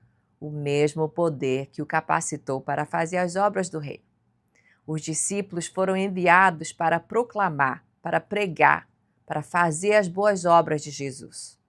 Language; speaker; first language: Portuguese; native; Portuguese